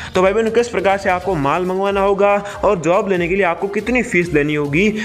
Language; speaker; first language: Hindi; native; Hindi